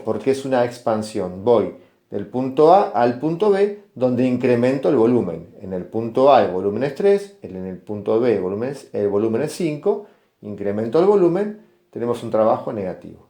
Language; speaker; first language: Spanish; native; Spanish